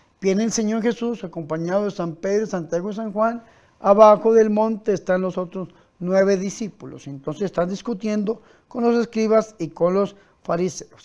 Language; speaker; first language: Spanish; native; Spanish